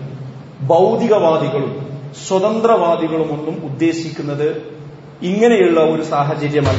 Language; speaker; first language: Malayalam; native; Malayalam